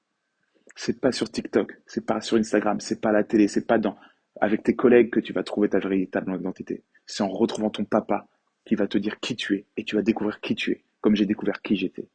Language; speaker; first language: French; native; French